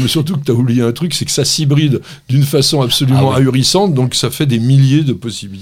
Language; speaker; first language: French; native; French